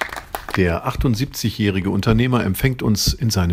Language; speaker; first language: German; native; German